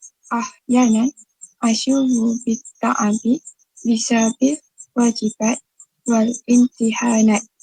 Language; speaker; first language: Arabic; non-native, learner; Malay